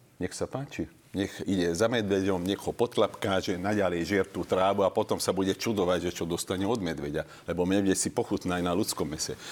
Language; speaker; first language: Slovak; non-native, local second language; Hungarian